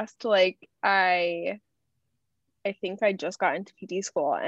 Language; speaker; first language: English; native; English